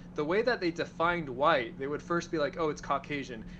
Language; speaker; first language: English; early bilingual, other home language; Spanish